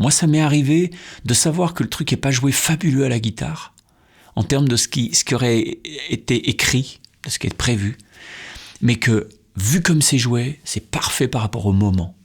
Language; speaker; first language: French; native; French